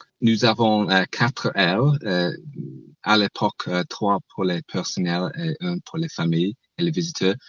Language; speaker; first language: French; non-native, learner; English